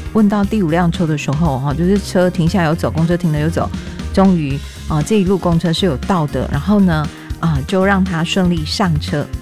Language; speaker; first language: Chinese; native; Chinese